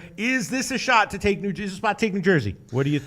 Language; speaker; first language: English; native; English